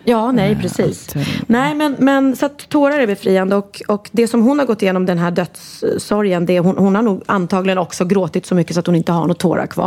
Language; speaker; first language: Swedish; native; Swedish